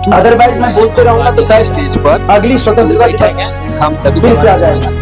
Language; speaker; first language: Hindi; native; Hindi